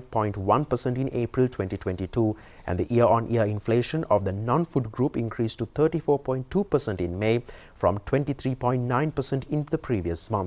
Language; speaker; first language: English; non-native, local second language; Sinhala